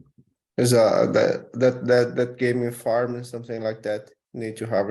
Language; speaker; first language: English; non-native, learner; Portuguese